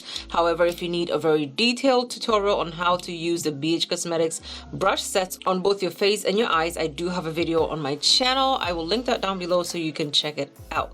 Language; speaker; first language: English; native; English